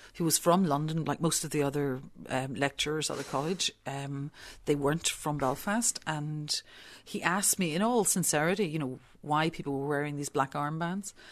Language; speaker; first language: English; native; English